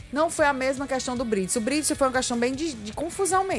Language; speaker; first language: Portuguese; native; Portuguese